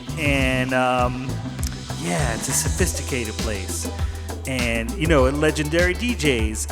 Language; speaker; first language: English; native; English